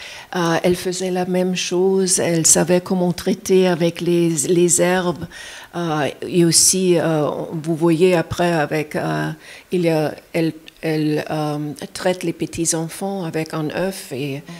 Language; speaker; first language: French; non-native, fluent; German